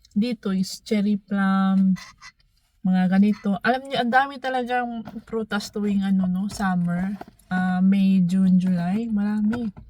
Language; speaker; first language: Filipino; non-native, local second language; Cebuano